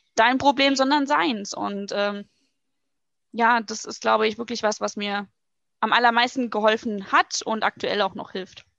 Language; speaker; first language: German; native; German